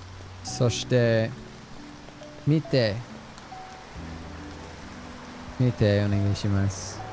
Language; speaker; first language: Japanese; non-native, learner; English